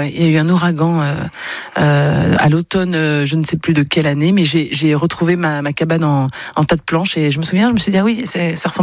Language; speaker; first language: French; native; French